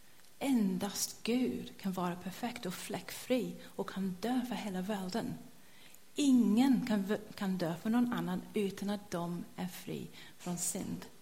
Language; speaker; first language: Swedish; non-native, fluent; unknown